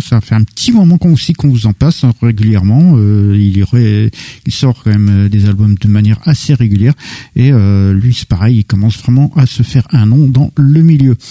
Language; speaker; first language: French; native; French